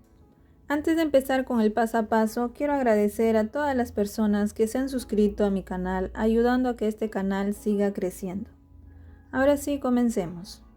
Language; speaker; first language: Spanish; native; Spanish